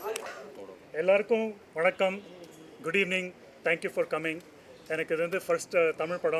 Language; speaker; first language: Tamil; early bilingual, heritage; Tamil